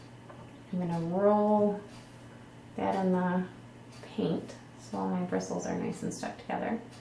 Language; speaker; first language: English; native; English